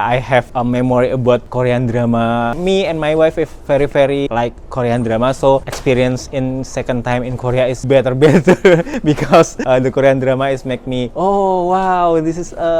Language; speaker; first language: English; non-native, learner; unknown